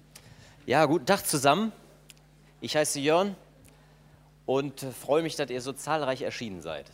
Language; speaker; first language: German; native; German